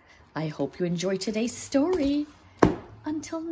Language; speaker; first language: English; native; English